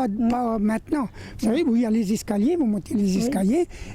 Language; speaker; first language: French; native; French